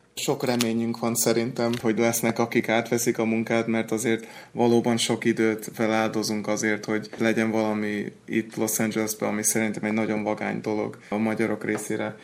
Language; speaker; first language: Hungarian; early bilingual, heritage; Hungarian